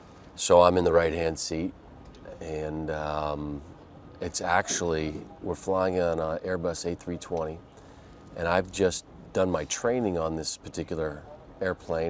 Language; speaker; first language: English; native; English